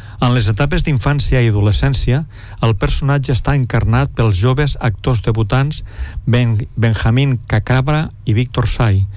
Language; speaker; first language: Catalan; native; Catalan